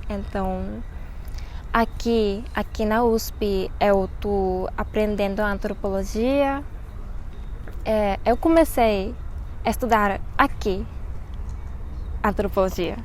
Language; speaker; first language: Portuguese; non-native, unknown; Japanese